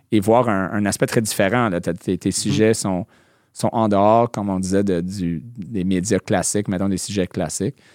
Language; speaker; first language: French; non-native, local second language; English